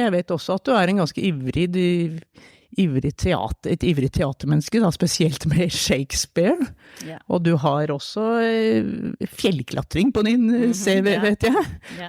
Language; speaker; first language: Norwegian; native; Norwegian